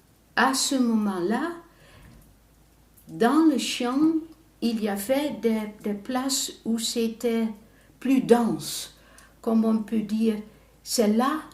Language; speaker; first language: French; non-native, fluent; Dutch